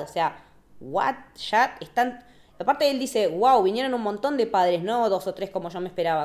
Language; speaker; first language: Spanish; native; Spanish